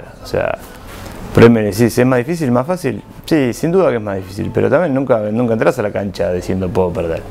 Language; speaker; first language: Spanish; native; Spanish